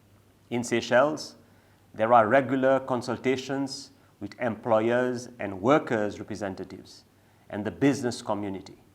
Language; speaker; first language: English; non-native, local second language; Seselwa Creole French